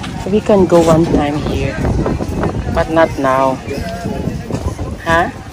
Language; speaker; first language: English; non-native, local second language; Aklanon